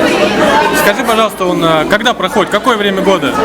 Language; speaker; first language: Russian; native; Russian